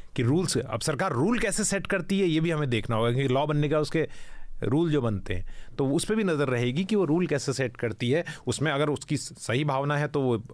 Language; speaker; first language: Hindi; native; Hindi